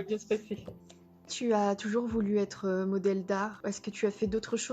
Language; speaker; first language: French; native; French